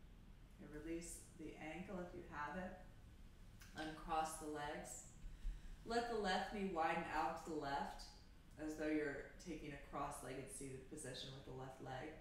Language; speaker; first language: English; native; English